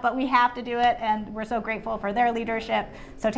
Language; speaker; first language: English; native; English